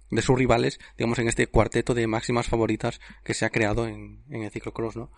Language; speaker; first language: Spanish; native; Spanish